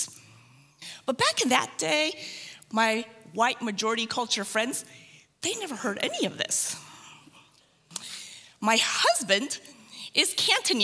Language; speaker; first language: English; native; English